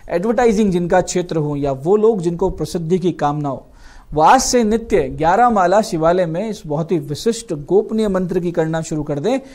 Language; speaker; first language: Hindi; native; Hindi